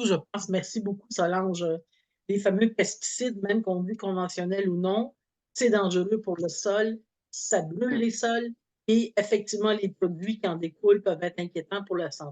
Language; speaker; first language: French; native; French